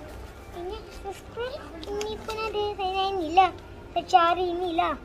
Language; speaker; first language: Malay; early bilingual, other home language; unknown